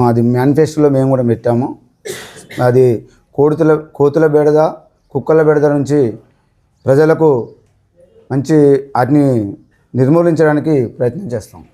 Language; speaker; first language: Telugu; native; Telugu